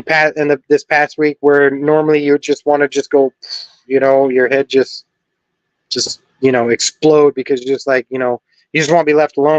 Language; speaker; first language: English; native; English